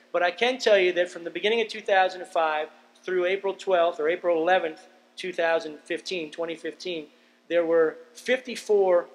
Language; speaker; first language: English; native; English